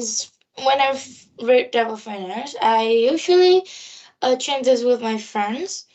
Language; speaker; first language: English; non-native, learner; Vietnamese